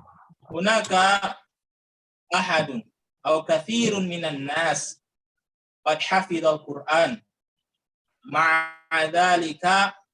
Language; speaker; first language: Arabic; non-native, learner; Indonesian